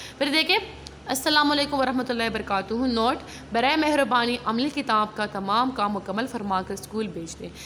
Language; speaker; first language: Urdu; non-native, local second language; Pashto